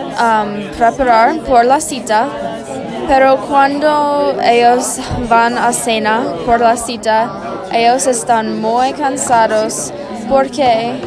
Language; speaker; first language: Spanish; non-native, learner; English